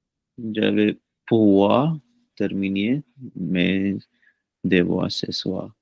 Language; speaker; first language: French; non-native, learner; Punjabi